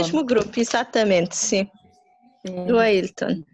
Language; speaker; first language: Portuguese; non-native, local second language; Kabuverdianu